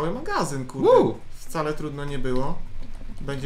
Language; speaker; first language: Polish; native; Polish